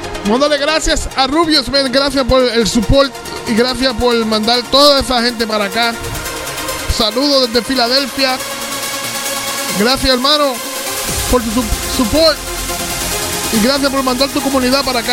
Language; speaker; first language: Spanish; native; Spanish